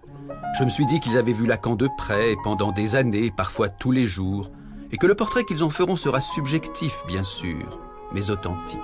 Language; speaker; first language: French; native; French